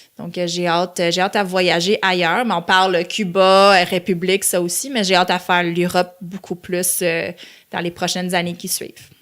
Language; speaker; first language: French; non-native, local second language; Italian